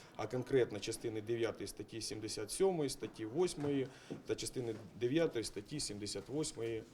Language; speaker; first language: Ukrainian; non-native, local second language; Russian